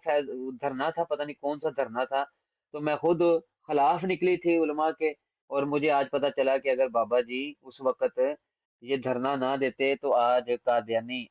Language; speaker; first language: Hindi; non-native, local second language; Punjabi